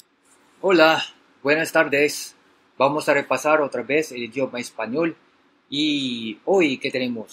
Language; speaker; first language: Spanish; non-native, learner; Filipino